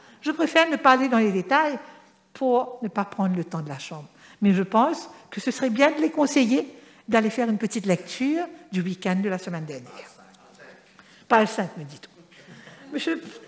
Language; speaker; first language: French; non-native, local second language; Morisyen